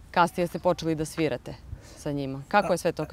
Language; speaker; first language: Serbian; native; Serbian